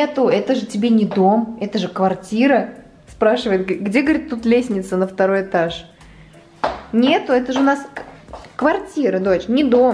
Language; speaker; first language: Russian; native; Russian